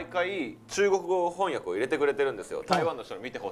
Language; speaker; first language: Japanese; native; Japanese